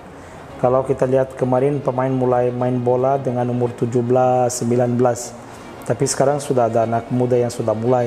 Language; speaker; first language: Indonesian; non-native, fluent; Portuguese